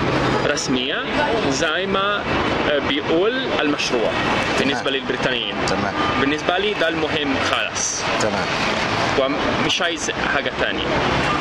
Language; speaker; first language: Arabic; non-native, fluent; Italian